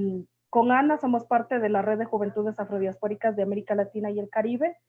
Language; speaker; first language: Spanish; native; Spanish